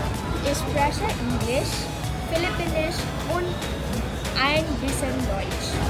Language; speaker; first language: German; non-native, learner; Cebuano